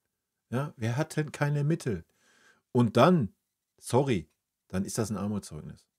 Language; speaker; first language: German; native; German